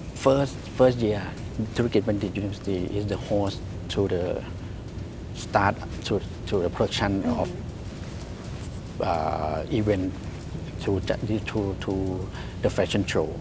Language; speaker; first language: English; non-native, learner; Thai